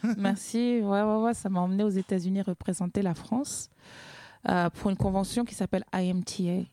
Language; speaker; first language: French; native; French